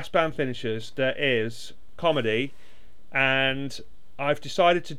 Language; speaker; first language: English; native; English